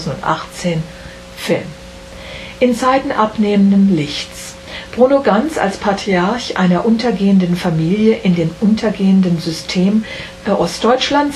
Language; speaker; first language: German; native; German